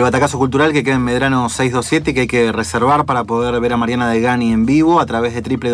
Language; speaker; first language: Spanish; native; Spanish